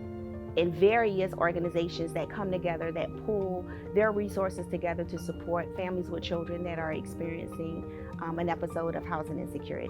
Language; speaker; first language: English; native; English